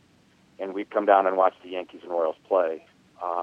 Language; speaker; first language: English; native; English